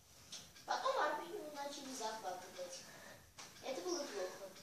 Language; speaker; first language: Russian; non-native, learner; Armenian